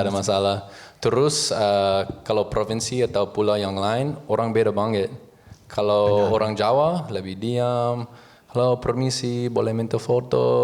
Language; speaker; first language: Indonesian; non-native, learner; English